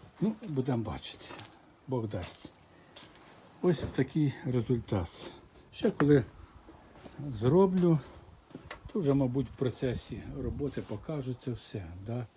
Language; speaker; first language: Ukrainian; native; Ukrainian